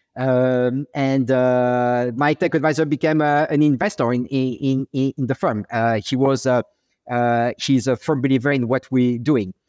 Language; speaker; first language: English; non-native, fluent; French